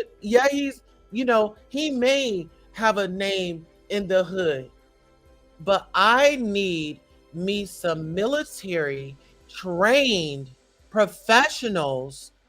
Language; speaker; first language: English; native; English